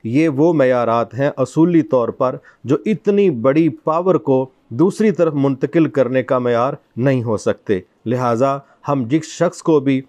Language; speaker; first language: Urdu; non-native, local second language; Punjabi